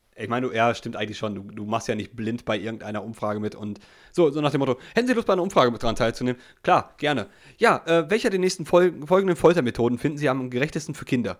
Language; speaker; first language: German; early bilingual, other home language; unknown